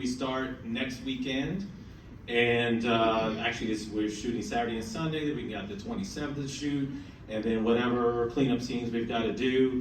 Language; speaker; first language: English; native; English